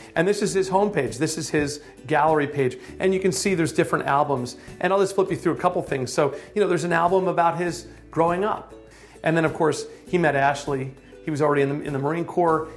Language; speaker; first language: English; native; English